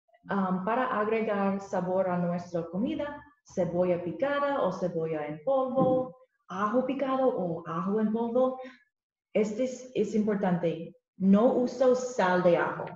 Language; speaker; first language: Spanish; non-native, learner; English